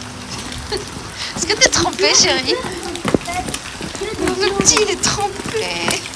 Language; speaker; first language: French; native; French